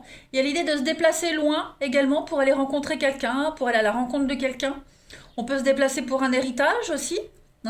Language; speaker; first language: French; native; French